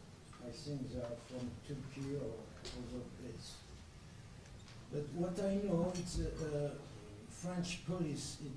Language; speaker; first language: English; non-native, learner; French